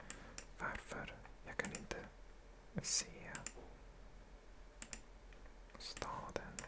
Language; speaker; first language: Swedish; non-native, learner; English